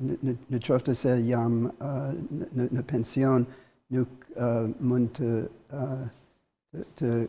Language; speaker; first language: Albanian; non-native, learner; English